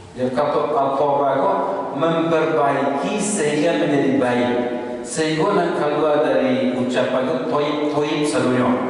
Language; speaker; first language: Malay; non-native, local second language; Minangkabau